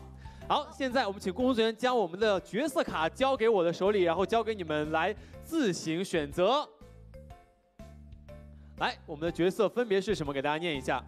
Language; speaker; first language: Chinese; native; Chinese